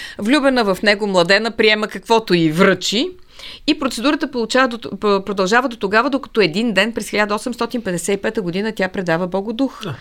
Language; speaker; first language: Bulgarian; native; Bulgarian